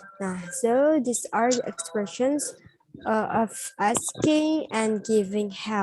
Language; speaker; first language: English; non-native, learner; Indonesian